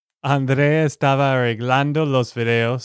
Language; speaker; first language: Spanish; non-native, learner; English